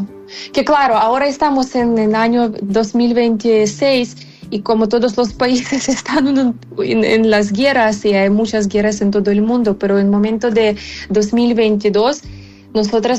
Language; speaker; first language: Spanish; non-native, fluent; Ukrainian